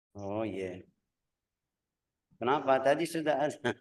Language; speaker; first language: Indonesian; non-native, fluent; Arabic